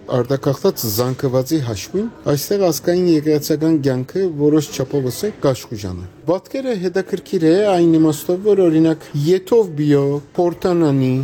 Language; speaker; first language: Armenian; native; Armenian